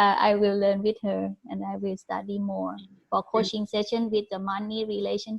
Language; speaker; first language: English; non-native, learner; Thai